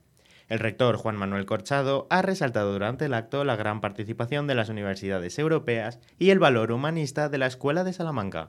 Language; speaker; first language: Spanish; native; Spanish